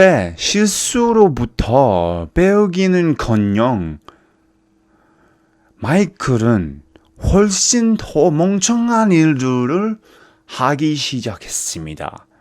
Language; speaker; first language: Korean; non-native, fluent; English